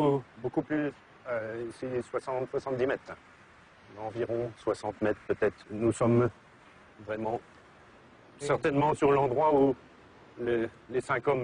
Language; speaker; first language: French; native; French